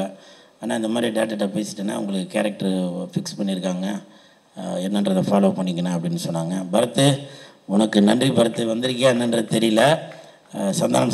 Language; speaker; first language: Tamil; native; Tamil